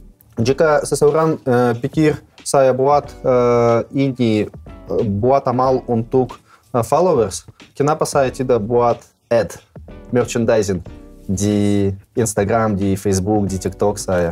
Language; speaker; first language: Indonesian; non-native, learner; Russian